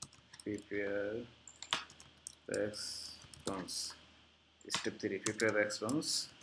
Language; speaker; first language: English; non-native, local second language; Bangla